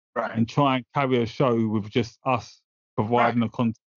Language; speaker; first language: English; native; English